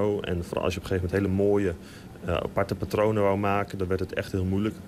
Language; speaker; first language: Dutch; native; Dutch